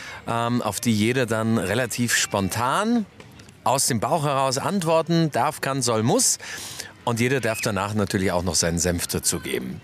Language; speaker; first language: German; native; German